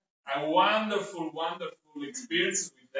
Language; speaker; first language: English; non-native, fluent; Italian